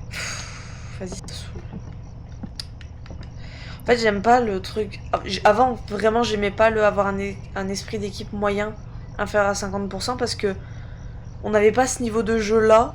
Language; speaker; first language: French; native; French